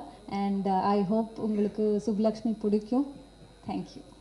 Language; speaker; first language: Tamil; non-native, learner; Kannada